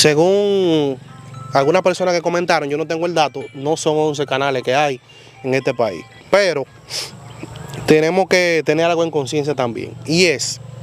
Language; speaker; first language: Spanish; native; Spanish